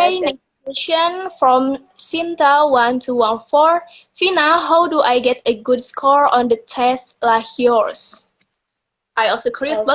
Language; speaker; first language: English; non-native, learner; Indonesian